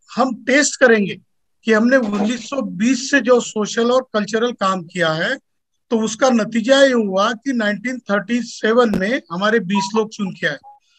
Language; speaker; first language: Hindi; non-native, local second language; Marathi